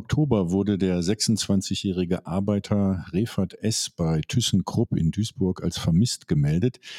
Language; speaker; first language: German; native; German